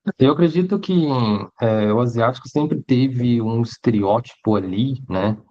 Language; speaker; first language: Portuguese; early bilingual, other home language; Chinese